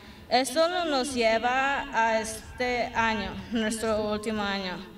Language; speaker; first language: Spanish; early bilingual, heritage; Spanish